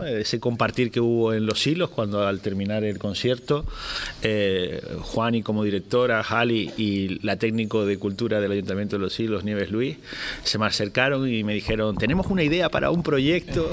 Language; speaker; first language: Spanish; native; Spanish